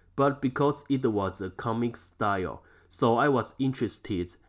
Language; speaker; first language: English; non-native, fluent; Chinese